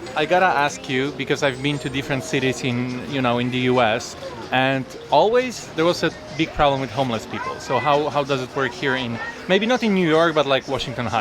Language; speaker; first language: English; non-native, fluent; Polish